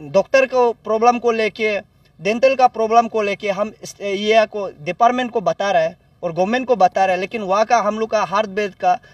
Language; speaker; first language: Hindi; non-native, local second language; Nyishi